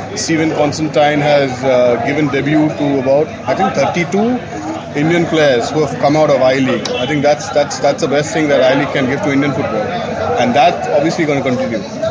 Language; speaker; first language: English; non-native, local second language; Bangla